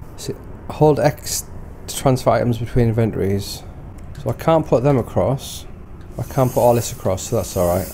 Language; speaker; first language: English; native; English